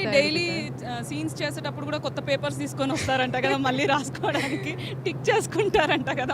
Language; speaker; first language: Telugu; native; Telugu